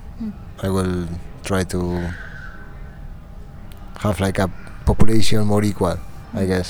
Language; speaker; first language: English; non-native, fluent; Spanish